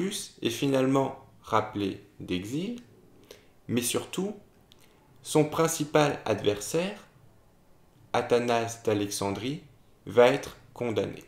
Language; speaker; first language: French; native; French